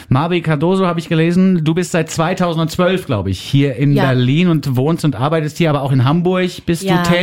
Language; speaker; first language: German; native; German